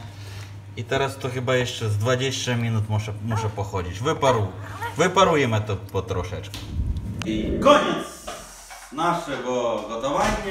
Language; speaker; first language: Polish; non-native, fluent; Ukrainian